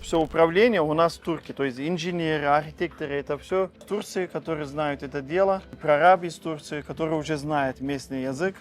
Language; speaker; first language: Russian; non-native, fluent; Turkish